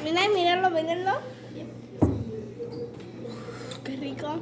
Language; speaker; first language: Spanish; native; Spanish